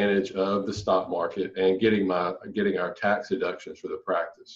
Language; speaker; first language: English; native; English